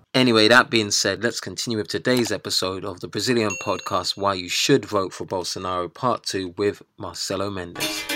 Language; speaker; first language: English; native; English